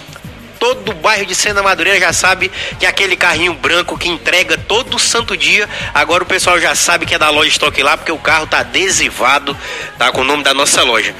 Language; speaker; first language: Portuguese; native; Portuguese